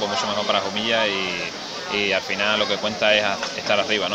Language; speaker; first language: Spanish; native; Spanish